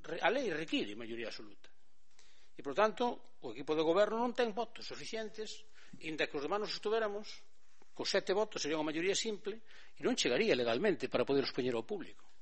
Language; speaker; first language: Galician; native; Galician